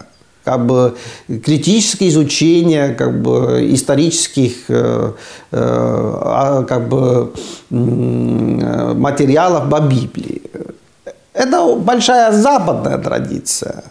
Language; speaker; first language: Russian; non-native, fluent; Estonian